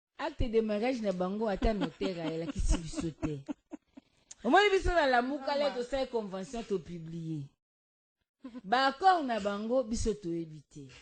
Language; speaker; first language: Lingala; native; Lingala